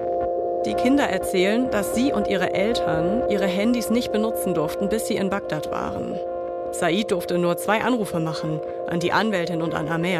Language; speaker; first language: German; native; German